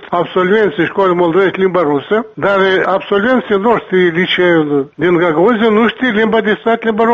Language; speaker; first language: Romanian; non-native, local second language; Gagauz